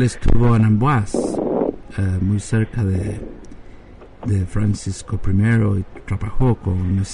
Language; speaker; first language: Spanish; non-native, learner; French